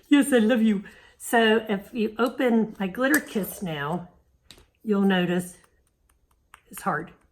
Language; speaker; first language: English; native; English